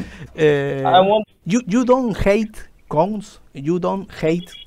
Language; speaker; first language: English; non-native, learner; Spanish